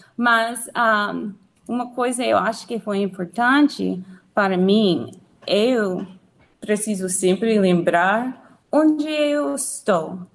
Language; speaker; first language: Portuguese; non-native, learner; English